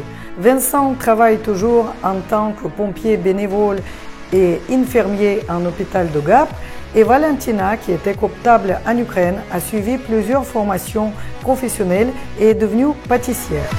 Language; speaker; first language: French; non-native, fluent; Russian